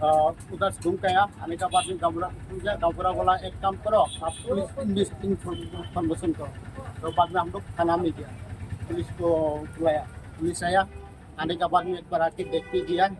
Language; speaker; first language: Hindi; non-native, local second language; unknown